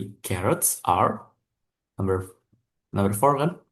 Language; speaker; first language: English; non-native, fluent; Indonesian